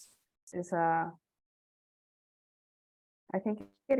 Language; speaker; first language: English; non-native, learner; Portuguese